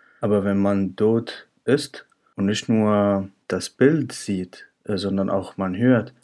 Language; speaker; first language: German; non-native, fluent; Arabic